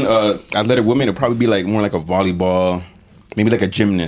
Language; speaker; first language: English; native; English